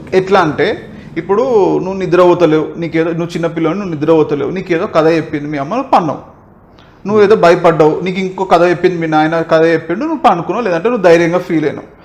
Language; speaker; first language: Telugu; native; Telugu